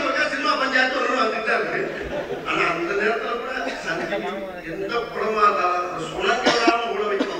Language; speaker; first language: Tamil; native; Tamil